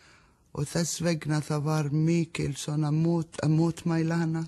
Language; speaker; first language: Icelandic; non-native, learner; Arabic